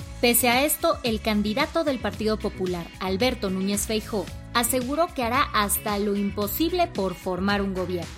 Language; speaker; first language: Spanish; native; Spanish